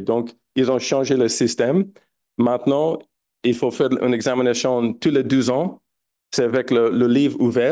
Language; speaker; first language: French; non-native, fluent; English